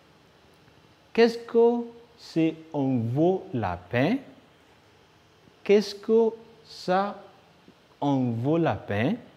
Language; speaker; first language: French; non-native, fluent; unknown